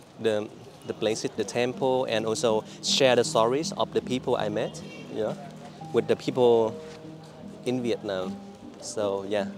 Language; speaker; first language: English; non-native, learner; Vietnamese